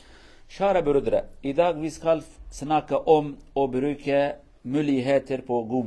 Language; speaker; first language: Swedish; non-native, learner; Kurdish